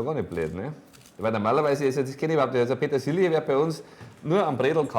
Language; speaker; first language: German; native; German